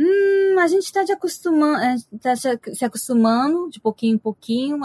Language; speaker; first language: Portuguese; early bilingual, heritage; Portuguese